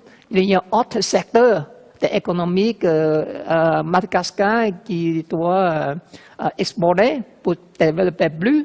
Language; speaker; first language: French; non-native, learner; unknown